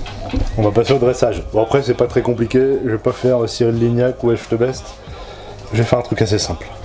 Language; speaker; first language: French; native; French